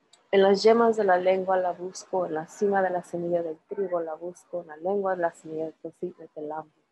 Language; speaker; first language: Spanish; early bilingual, heritage; Spanish